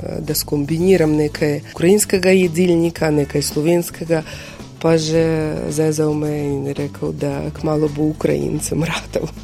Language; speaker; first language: Slovenian; non-native, fluent; Ukrainian